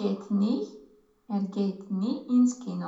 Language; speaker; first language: German; non-native, learner; Romanian